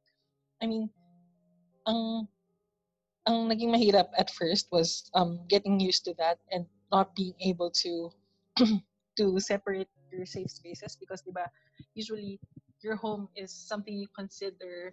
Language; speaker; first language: English; non-native, local second language; Filipino